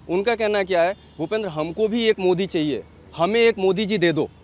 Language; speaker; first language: Hindi; native; Hindi